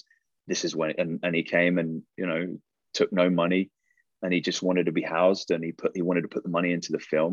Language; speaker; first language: English; native; English